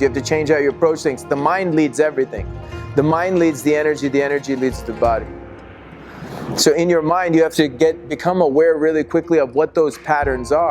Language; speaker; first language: English; native; English